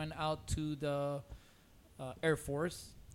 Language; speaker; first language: English; non-native, fluent; Spanish